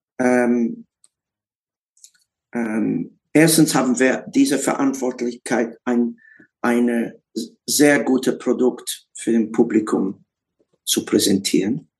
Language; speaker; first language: German; non-native, learner; English